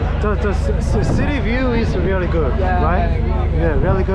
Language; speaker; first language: English; non-native, learner; Korean